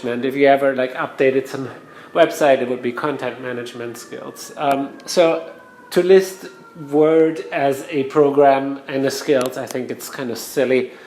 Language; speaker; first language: English; non-native, fluent; German